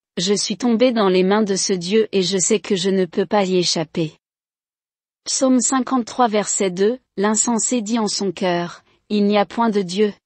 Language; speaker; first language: French; non-native, local second language; Rundi